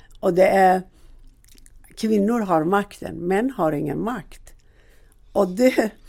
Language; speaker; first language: Swedish; non-native, fluent; Persian